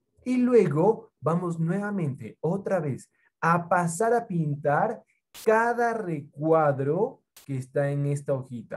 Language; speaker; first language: Spanish; native; Spanish